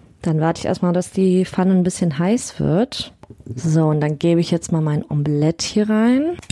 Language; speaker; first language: German; native; German